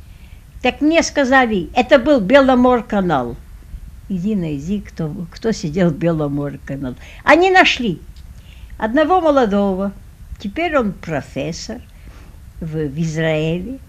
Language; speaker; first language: Russian; early bilingual, heritage; Russian